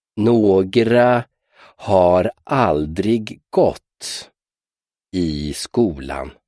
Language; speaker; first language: Swedish; native; Swedish